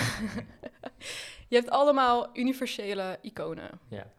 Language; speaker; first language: Dutch; early bilingual, other home language; Arabic